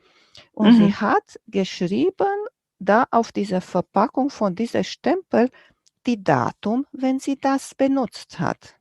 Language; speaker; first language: German; non-native, fluent; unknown